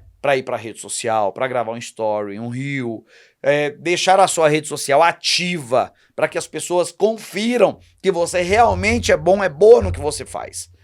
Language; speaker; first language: Portuguese; native; Portuguese